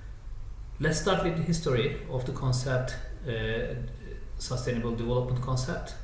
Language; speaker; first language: English; non-native, fluent; Turkish